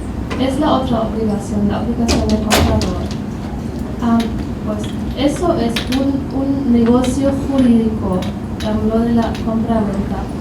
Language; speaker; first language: Spanish; non-native, fluent; German